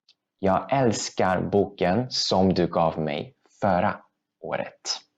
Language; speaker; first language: Swedish; non-native, fluent; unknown